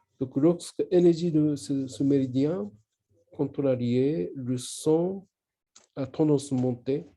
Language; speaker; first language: French; non-native, learner; Japanese